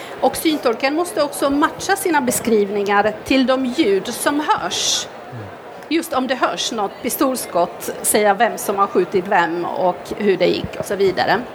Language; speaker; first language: Swedish; non-native, fluent; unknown